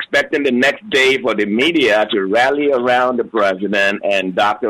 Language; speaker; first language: English; non-native, local second language; Yoruba